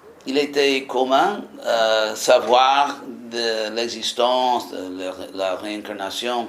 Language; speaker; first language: French; non-native, fluent; English